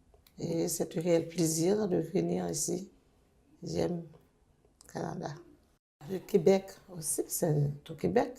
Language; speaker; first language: French; non-native, learner; Haitian Creole